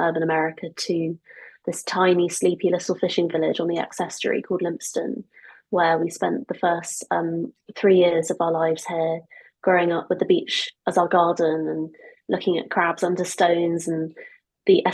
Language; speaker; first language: English; native; English